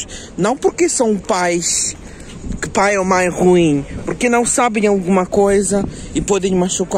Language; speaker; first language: Portuguese; non-native, learner; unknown